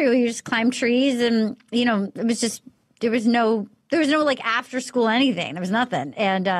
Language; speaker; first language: English; native; English